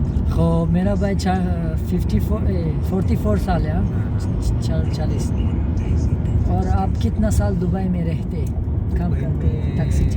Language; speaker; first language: Hindi; non-native, learner; Tajik